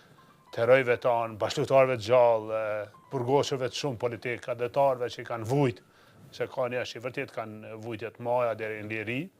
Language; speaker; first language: Albanian; native; Albanian